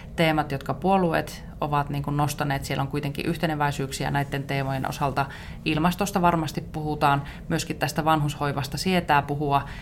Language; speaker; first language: Finnish; native; Finnish